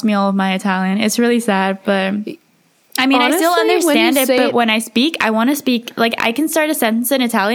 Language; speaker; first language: English; early bilingual, heritage; English